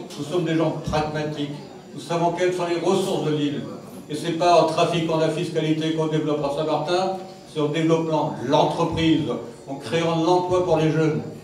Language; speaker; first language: French; non-native, local second language; German